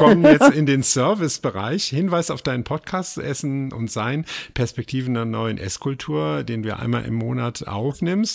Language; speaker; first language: German; native; German